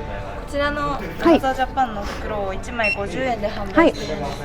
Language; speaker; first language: Japanese; native; Japanese